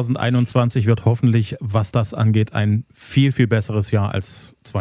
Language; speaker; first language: German; native; German